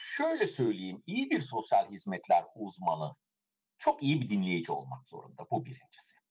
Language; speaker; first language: Turkish; early bilingual, heritage; Turkish